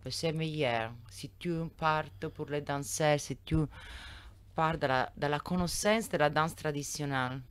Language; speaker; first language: French; non-native, learner; Italian